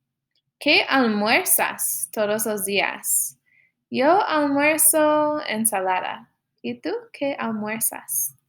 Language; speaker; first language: Spanish; non-native, fluent; English